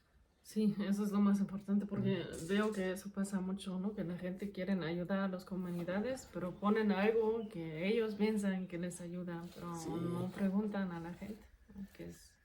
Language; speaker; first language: Spanish; non-native, fluent; German